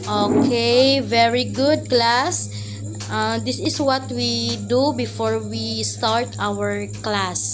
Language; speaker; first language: English; non-native, local second language; Cebuano